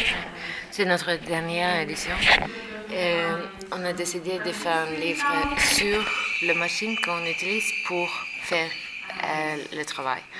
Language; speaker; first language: French; non-native, learner; Norwegian